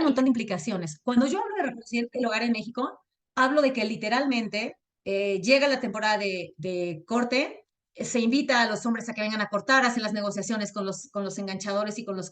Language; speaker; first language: Spanish; native; Spanish